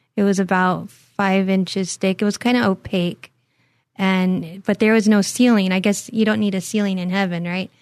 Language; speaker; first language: English; native; English